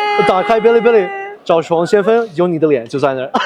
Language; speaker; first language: Chinese; early bilingual, heritage; Chinese